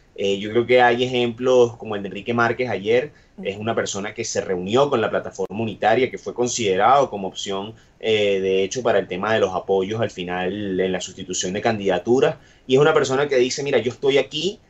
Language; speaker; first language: Spanish; native; Spanish